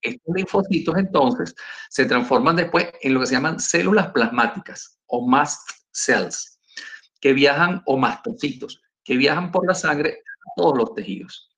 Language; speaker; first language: Spanish; native; Spanish